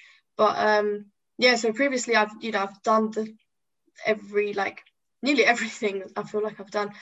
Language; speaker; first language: English; native; English